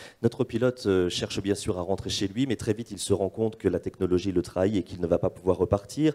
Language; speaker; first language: French; native; French